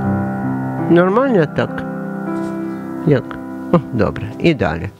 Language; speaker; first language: Polish; non-native, learner; Russian